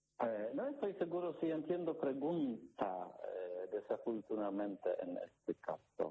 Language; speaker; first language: Spanish; non-native, learner; Polish